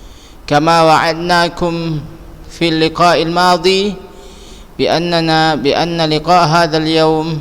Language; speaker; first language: Arabic; non-native, fluent; Indonesian